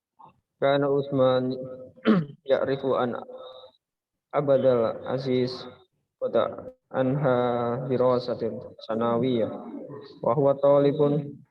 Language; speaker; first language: Arabic; non-native, learner; Indonesian